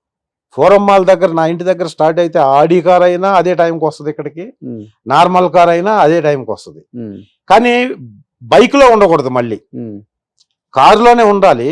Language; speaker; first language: Telugu; native; Telugu